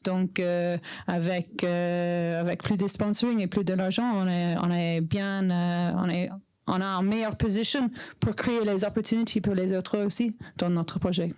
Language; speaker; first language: French; non-native, learner; English